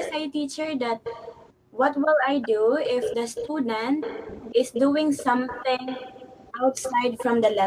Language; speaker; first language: English; non-native, fluent; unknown